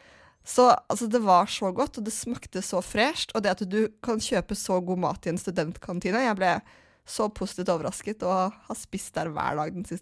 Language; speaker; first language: Norwegian; native; Norwegian